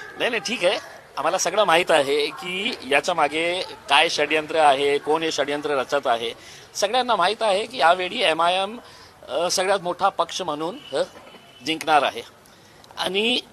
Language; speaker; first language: Marathi; non-native, local second language; Urdu